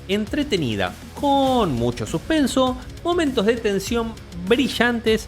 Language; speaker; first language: Spanish; native; Spanish